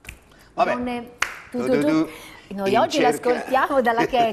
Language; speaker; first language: Italian; native; Italian